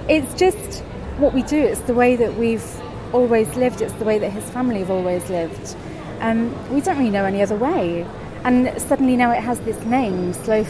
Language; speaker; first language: English; native; English